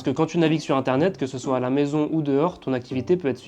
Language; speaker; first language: French; native; French